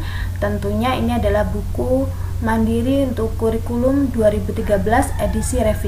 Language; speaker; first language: Indonesian; native; Indonesian